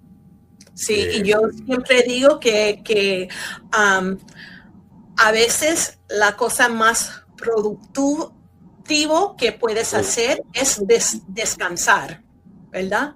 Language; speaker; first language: Spanish; early bilingual, heritage; Spanish